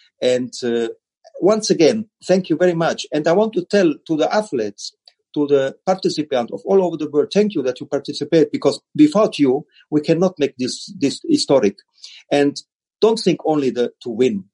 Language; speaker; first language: English; non-native, learner; German